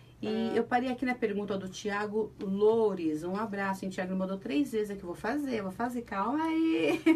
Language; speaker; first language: Portuguese; native; Portuguese